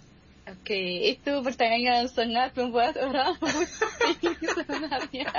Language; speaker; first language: Indonesian; non-native, fluent; Arabic